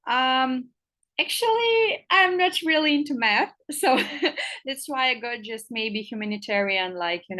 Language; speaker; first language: English; non-native, fluent; Russian